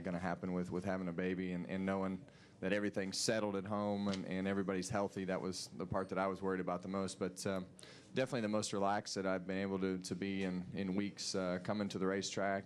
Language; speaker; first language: English; native; English